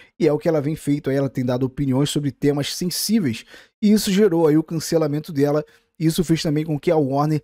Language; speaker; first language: Portuguese; native; Portuguese